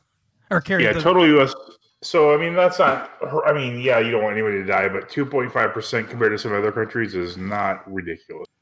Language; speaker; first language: English; early bilingual, other home language; Lithuanian